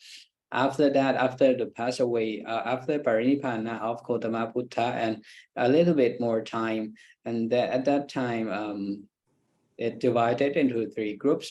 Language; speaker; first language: English; non-native, fluent; Thai